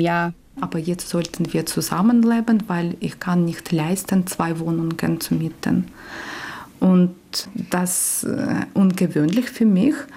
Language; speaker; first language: German; non-native, learner; Ukrainian